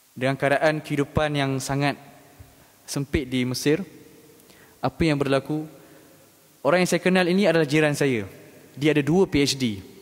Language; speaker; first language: Malay; native; Malay